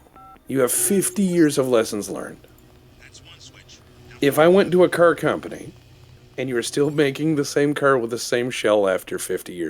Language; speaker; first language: English; native; English